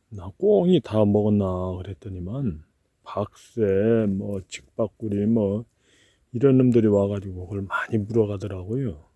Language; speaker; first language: Korean; native; Korean